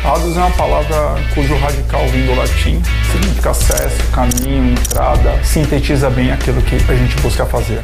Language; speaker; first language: Portuguese; native; Portuguese